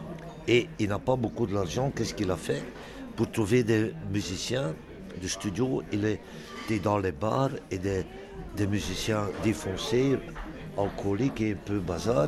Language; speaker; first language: French; non-native, local second language; Dutch